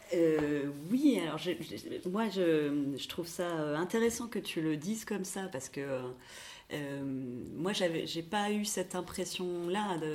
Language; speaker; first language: French; native; French